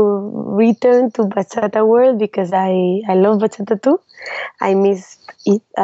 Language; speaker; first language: English; non-native, fluent; Spanish